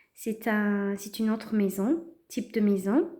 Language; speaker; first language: French; non-native, fluent; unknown